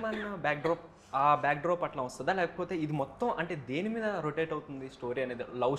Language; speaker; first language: Telugu; native; Telugu